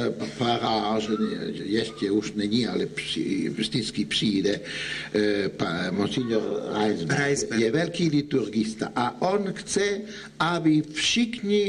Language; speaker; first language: Czech; non-native, learner; Italian